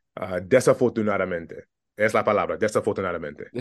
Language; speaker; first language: Spanish; non-native, learner; English